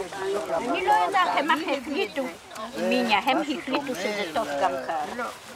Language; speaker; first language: Hebrew; non-native, fluent; Polish